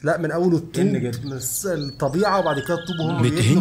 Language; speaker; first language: Arabic; native; Arabic